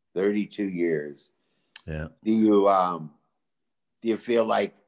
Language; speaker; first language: English; native; English